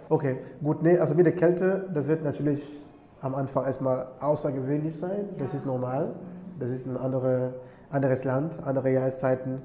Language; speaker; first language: German; non-native, fluent; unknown